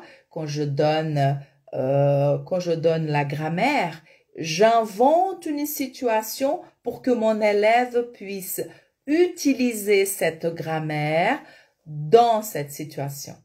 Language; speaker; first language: French; non-native, fluent; Portuguese